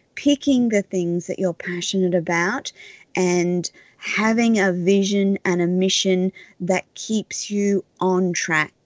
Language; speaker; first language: English; native; English